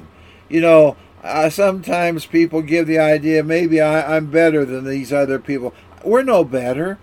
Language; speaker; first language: English; native; English